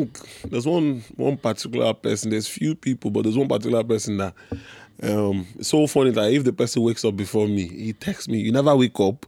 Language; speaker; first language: English; non-native, local second language; Igbo